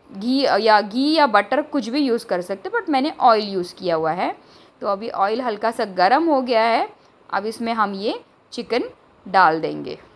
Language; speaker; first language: Hindi; non-native, local second language; Marathi